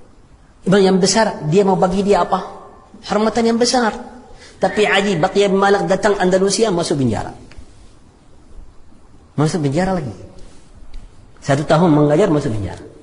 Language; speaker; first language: Indonesian; non-native, fluent; Arabic